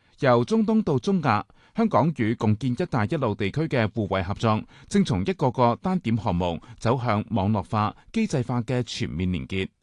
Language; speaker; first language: Chinese; non-native, local second language; Cantonese